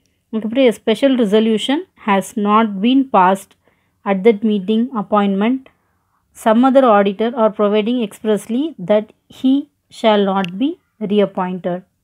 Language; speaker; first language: English; non-native, local second language; Tamil